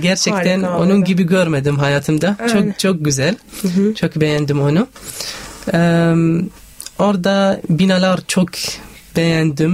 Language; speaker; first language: Turkish; non-native, learner; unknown